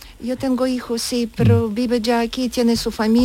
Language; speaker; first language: Spanish; non-native, learner; Ukrainian